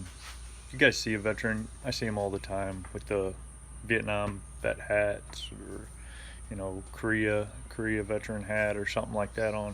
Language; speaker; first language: English; native; English